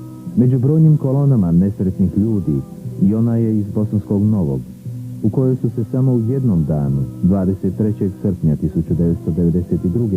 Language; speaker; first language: Bosnian; native; Bosnian